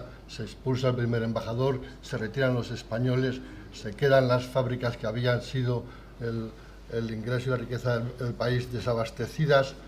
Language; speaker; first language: Spanish; native; Spanish